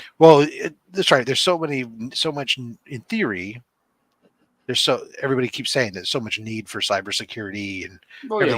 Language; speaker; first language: English; native; English